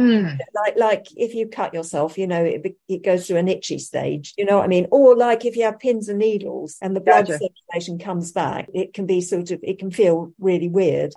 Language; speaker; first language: English; native; English